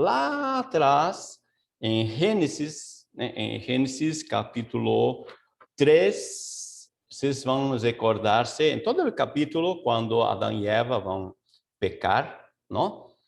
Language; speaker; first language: Portuguese; non-native, fluent; Spanish